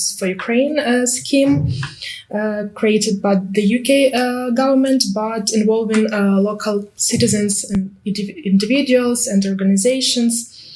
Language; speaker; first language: English; non-native, fluent; Ukrainian